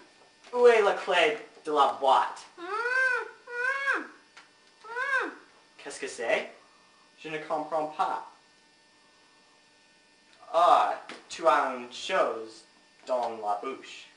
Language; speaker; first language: French; non-native, learner; English